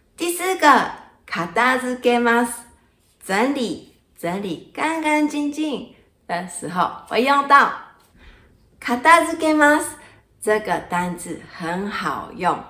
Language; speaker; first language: Chinese; non-native, fluent; Japanese